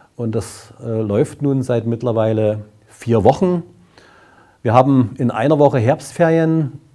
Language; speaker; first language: German; native; German